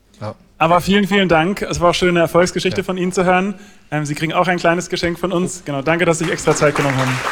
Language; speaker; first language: German; native; German